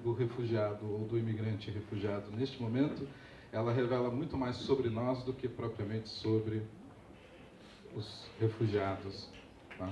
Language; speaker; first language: Portuguese; native; Portuguese